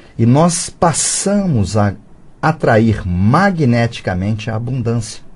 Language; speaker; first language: Portuguese; early bilingual, other home language; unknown